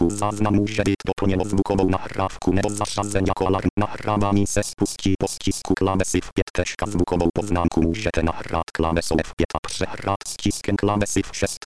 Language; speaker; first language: Czech; native; Czech